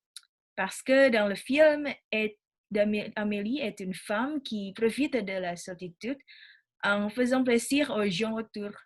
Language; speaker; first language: French; non-native, learner; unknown